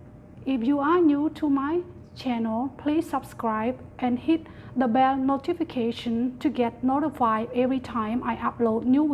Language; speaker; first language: English; non-native, fluent; Khmer